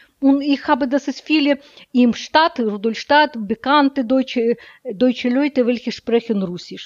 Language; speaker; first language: German; non-native, learner; Russian